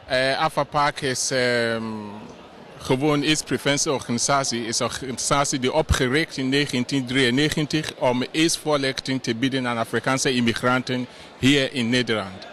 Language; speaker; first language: Dutch; non-native, fluent; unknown